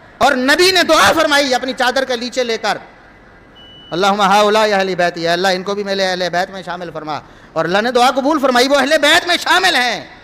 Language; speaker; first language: Urdu; non-native, local second language; Punjabi